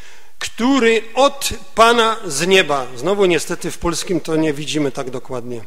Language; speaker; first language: Polish; native; Polish